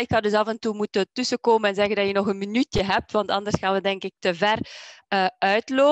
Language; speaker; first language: Dutch; native; Dutch